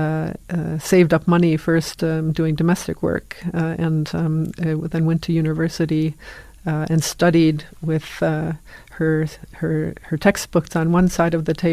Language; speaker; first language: English; native; English